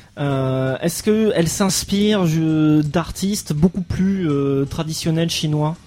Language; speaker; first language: French; native; French